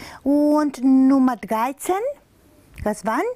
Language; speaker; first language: German; non-native, fluent; Romanian